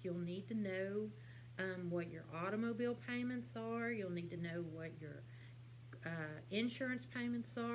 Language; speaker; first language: English; native; English